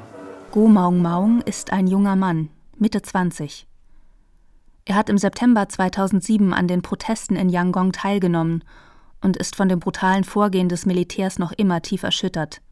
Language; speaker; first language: German; native; German